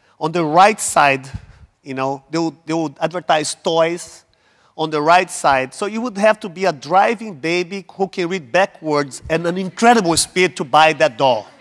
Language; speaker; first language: English; non-native, fluent; Portuguese